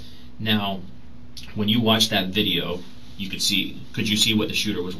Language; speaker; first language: English; native; English